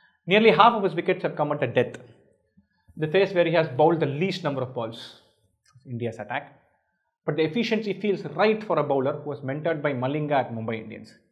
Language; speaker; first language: English; non-native, local second language; Tamil